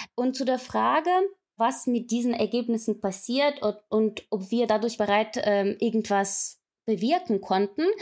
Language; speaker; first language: German; non-native, fluent; Ukrainian